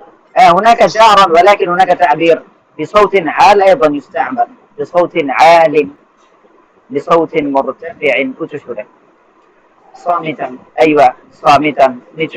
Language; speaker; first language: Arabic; non-native, fluent; Bangla